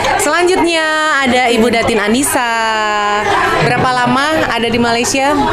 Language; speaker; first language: Indonesian; native; Indonesian